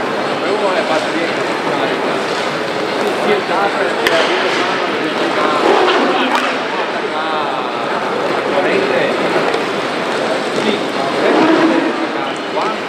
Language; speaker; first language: Italian; native; Italian